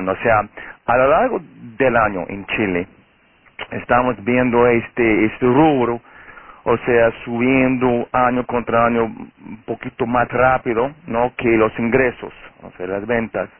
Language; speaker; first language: Spanish; non-native, fluent; Portuguese